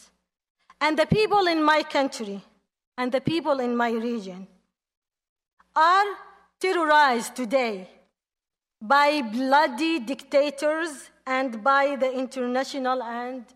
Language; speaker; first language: English; non-native, fluent; Arabic